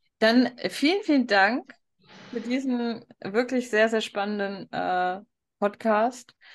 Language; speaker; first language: German; native; German